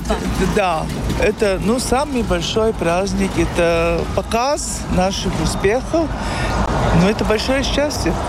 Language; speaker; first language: Russian; non-native, local second language; Latvian